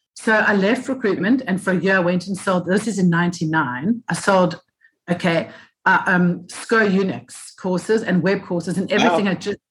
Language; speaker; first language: English; native; English